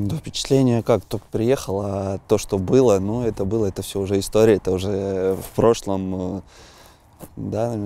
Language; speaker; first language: Russian; native; Russian